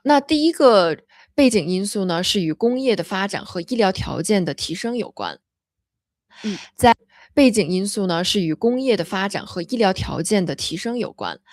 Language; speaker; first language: Chinese; native; Chinese